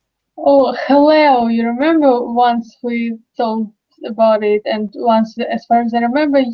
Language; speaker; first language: English; non-native, fluent; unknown